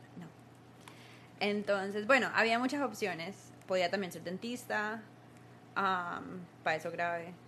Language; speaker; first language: Spanish; early bilingual, heritage; Spanish